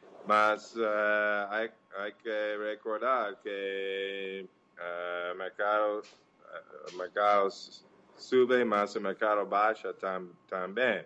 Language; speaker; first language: Portuguese; non-native, learner; English